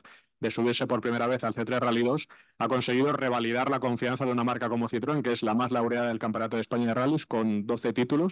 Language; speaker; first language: Spanish; native; Spanish